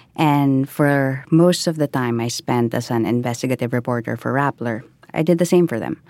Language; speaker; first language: English; non-native, local second language; Filipino